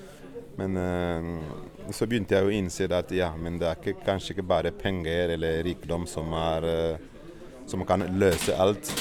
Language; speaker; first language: Norwegian; non-native, fluent; Portuguese